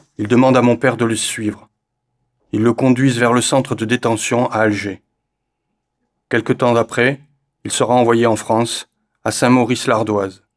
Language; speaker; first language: French; native; French